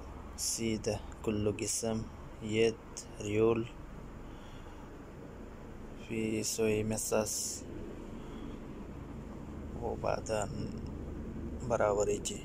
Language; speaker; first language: Arabic; non-native, learner; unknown